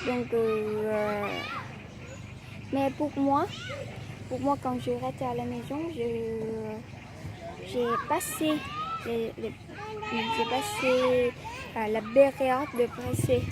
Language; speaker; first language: French; non-native, learner; Vietnamese